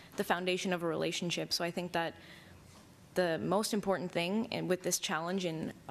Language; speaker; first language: English; native; English